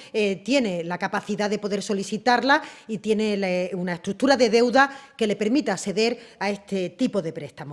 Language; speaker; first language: Spanish; native; Spanish